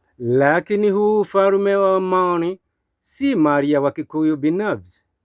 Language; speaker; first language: Swahili; non-native, local second language; Kikuyu